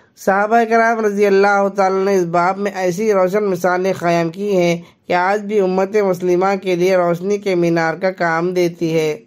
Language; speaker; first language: Hindi; native; Hindi